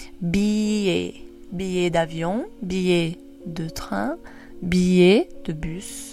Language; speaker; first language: French; non-native, fluent; Portuguese